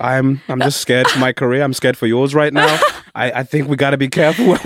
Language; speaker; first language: English; early bilingual, other home language; Shona